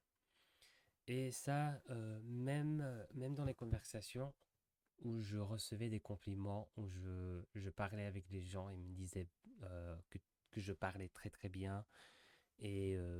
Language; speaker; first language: French; non-native, fluent; English